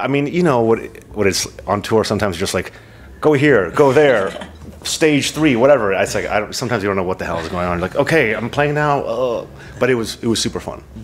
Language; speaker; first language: English; native; English